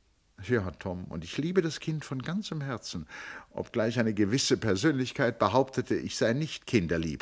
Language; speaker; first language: German; native; German